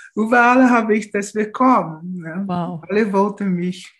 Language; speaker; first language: German; non-native, fluent; Portuguese